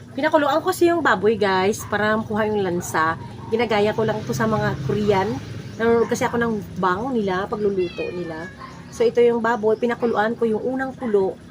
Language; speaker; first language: Filipino; native; Filipino